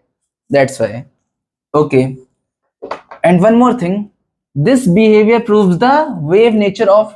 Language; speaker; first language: English; non-native, local second language; Hindi